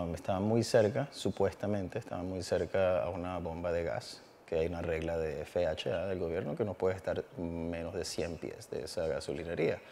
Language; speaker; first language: Spanish; early bilingual, heritage; Spanish